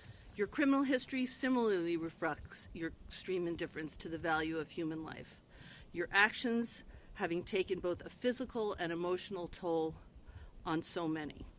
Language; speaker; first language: English; native; English